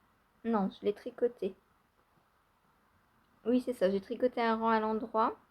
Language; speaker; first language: French; native; French